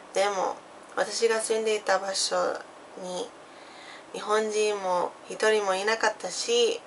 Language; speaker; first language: Japanese; non-native, fluent; English